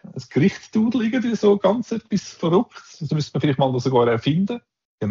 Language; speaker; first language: German; native; German